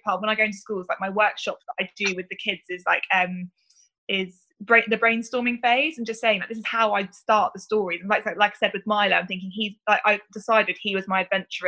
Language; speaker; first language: English; native; English